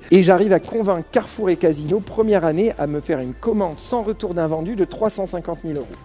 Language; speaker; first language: French; early bilingual, other home language; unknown